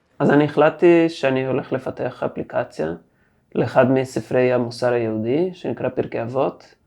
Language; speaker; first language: Hebrew; non-native, fluent; Portuguese